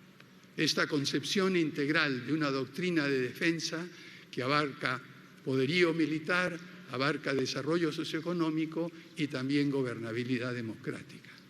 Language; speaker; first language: Spanish; native; Spanish